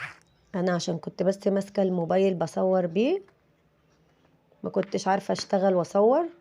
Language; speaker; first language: Arabic; native; Arabic